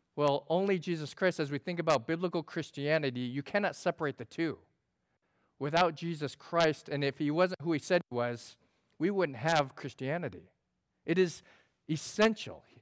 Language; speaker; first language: English; native; English